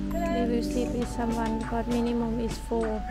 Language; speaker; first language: English; non-native, learner; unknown